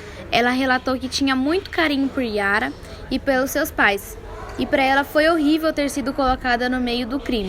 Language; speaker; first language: Portuguese; native; Portuguese